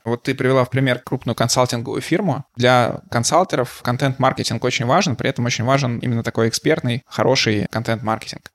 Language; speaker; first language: Russian; native; Russian